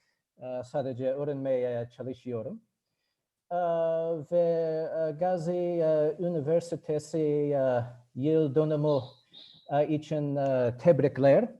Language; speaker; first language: Turkish; non-native, learner; English